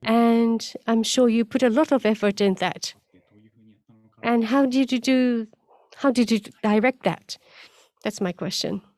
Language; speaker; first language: English; non-native, fluent; Japanese